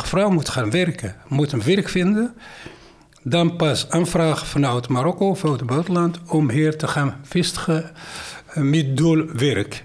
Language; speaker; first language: Dutch; non-native, fluent; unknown